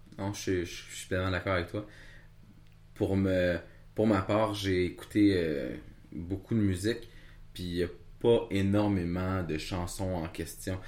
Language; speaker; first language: French; native; French